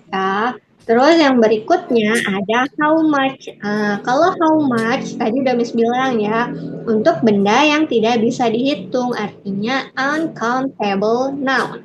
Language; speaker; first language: Indonesian; native; Indonesian